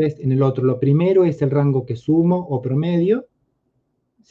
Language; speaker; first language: Spanish; native; Spanish